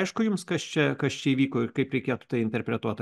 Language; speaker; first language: Lithuanian; native; Lithuanian